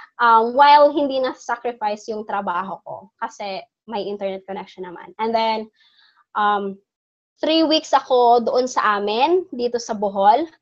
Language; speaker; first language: Filipino; non-native, local second language; Cebuano